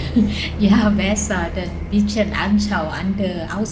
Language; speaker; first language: German; non-native, learner; Thai